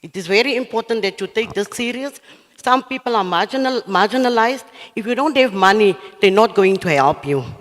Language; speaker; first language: English; non-native, local second language; Afrikaans